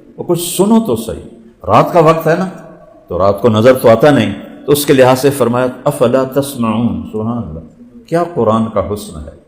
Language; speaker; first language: Urdu; non-native, local second language; Punjabi